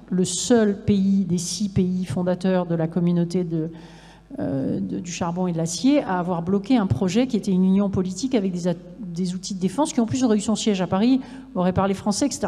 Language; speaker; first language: French; native; French